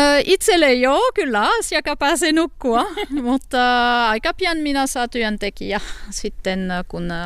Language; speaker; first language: Finnish; non-native, learner; French